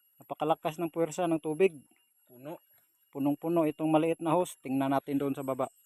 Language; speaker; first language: Filipino; non-native, local second language; Cebuano